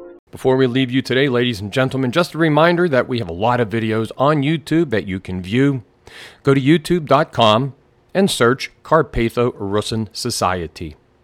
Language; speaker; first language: English; native; English